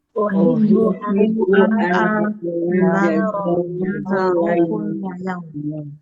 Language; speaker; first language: Arabic; non-native, learner; Indonesian